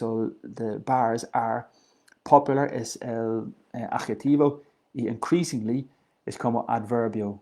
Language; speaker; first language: Spanish; non-native, learner; English